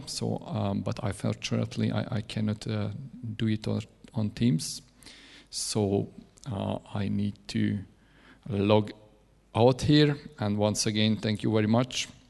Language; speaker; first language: English; non-native, fluent; Hungarian